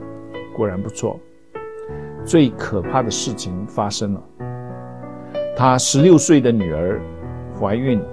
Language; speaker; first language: Chinese; native; Chinese